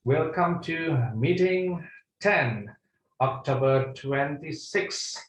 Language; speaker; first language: English; non-native, fluent; Indonesian